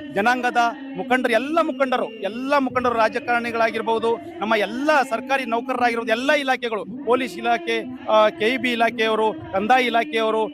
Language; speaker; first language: Kannada; non-native, local second language; Lambadi